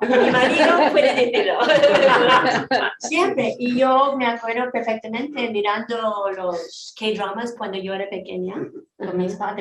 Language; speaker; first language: Spanish; non-native, fluent; Korean